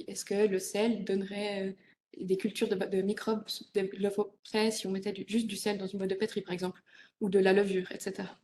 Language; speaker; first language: French; native; French